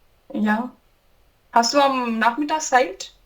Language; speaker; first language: German; non-native, learner; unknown